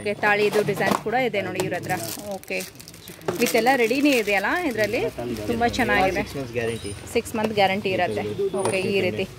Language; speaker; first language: Kannada; native; Kannada